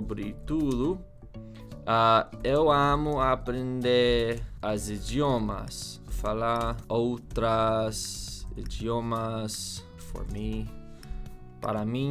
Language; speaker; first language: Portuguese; non-native, learner; English